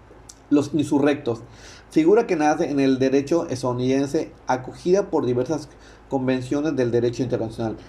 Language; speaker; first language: Spanish; native; Spanish